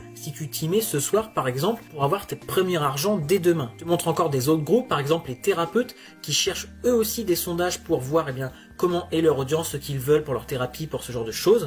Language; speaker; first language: French; native; French